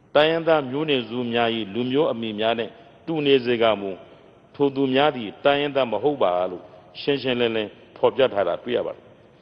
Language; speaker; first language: Burmese; non-native, local second language; Rohingya